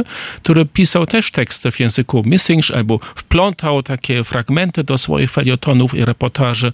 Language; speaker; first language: Polish; non-native, fluent; German